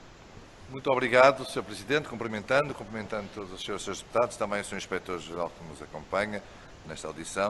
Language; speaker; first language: Portuguese; native; Portuguese